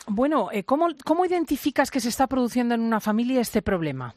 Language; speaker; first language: Spanish; native; Spanish